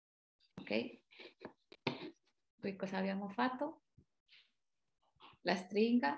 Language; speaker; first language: Italian; non-native, fluent; Spanish